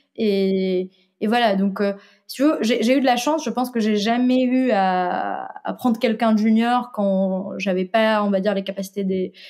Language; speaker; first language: French; non-native, local second language; Arabic